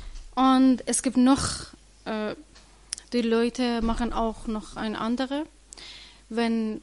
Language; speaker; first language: German; non-native, learner; Persian